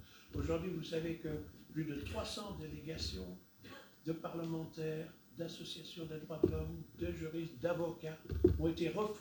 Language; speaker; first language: French; native; French